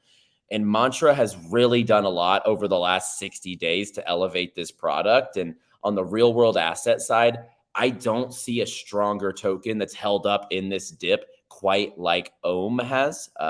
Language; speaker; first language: English; native; English